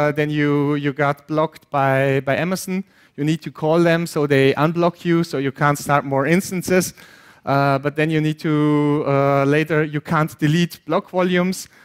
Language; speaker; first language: English; non-native, fluent; German